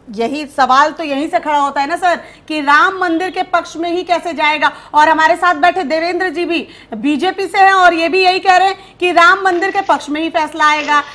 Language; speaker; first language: Hindi; native; Hindi